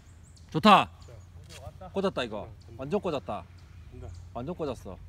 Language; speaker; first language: Korean; native; Korean